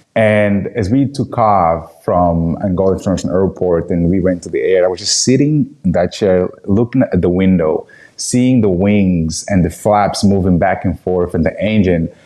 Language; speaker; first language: English; non-native, fluent; Portuguese